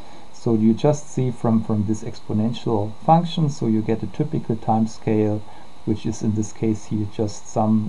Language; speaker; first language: English; non-native, fluent; German